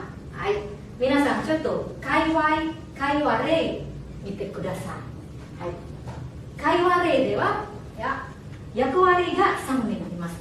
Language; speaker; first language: Japanese; non-native, fluent; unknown